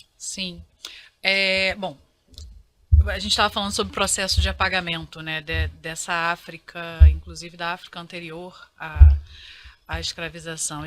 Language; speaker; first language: Portuguese; native; Portuguese